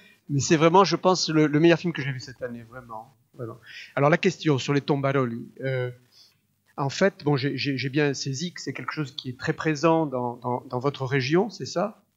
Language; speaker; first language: French; native; French